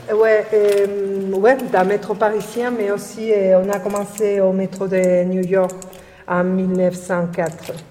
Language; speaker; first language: French; non-native, fluent; Spanish